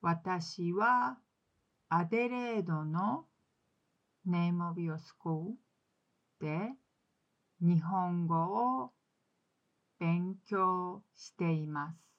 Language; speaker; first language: Japanese; non-native, learner; English